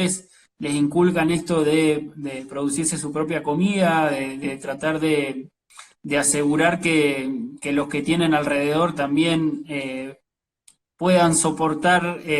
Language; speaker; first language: Spanish; native; Spanish